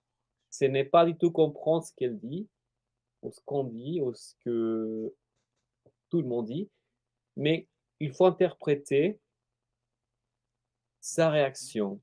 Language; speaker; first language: French; non-native, fluent; Spanish